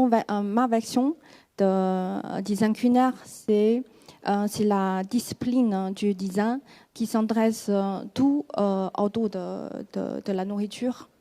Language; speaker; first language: French; non-native, fluent; Chinese